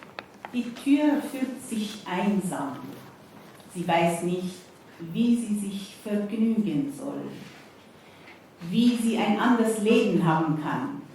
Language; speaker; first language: German; non-native, fluent; Persian